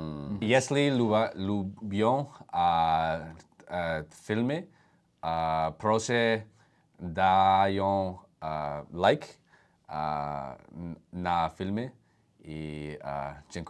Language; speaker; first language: Polish; non-native, learner; English